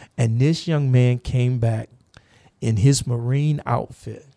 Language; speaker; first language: English; native; English